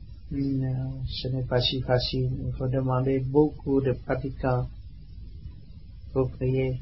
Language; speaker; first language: French; non-native, learner; Vietnamese